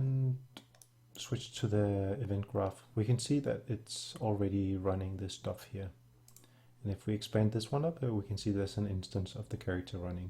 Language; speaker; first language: English; non-native, fluent; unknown